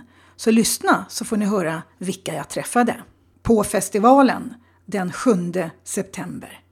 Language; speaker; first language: Swedish; native; Swedish